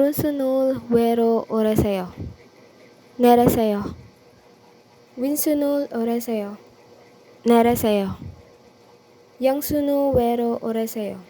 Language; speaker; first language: Korean; non-native, learner; Filipino